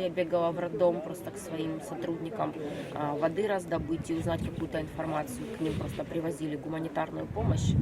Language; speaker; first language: Russian; native; Russian